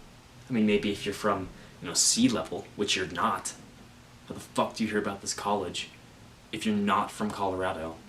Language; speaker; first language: English; native; English